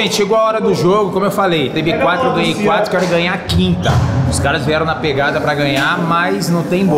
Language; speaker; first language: Portuguese; native; Portuguese